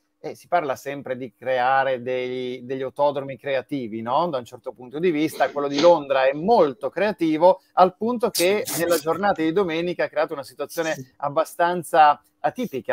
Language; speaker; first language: Italian; native; Italian